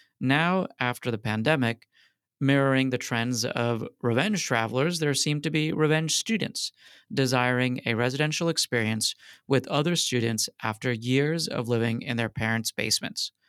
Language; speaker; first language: English; native; English